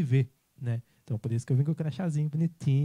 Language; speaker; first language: Portuguese; native; Portuguese